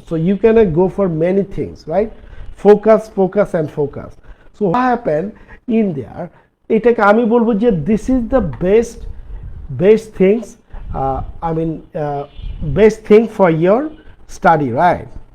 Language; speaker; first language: English; non-native, local second language; Bangla